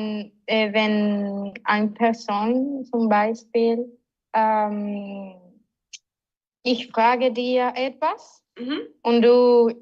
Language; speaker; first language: German; non-native, learner; Spanish